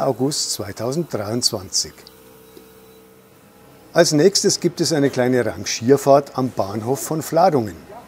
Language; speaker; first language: German; native; German